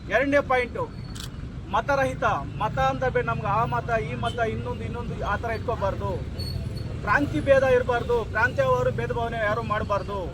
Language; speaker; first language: Kannada; non-native, local second language; Telugu